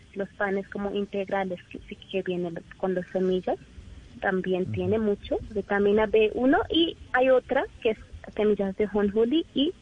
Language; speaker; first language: Spanish; non-native, learner; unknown